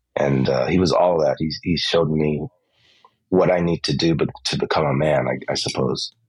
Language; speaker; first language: English; native; English